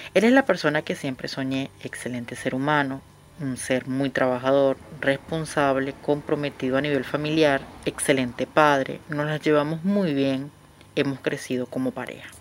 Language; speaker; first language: Spanish; native; Spanish